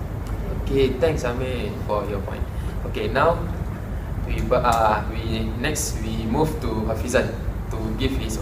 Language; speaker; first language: English; non-native, local second language; Malay